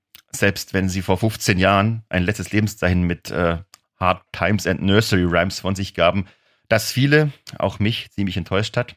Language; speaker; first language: German; native; German